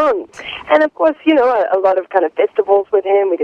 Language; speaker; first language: English; native; English